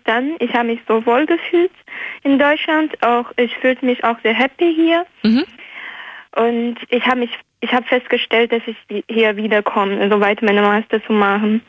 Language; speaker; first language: German; non-native, fluent; Chinese